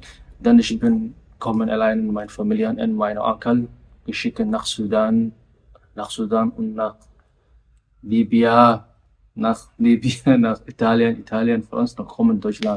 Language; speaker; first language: German; non-native, learner; Somali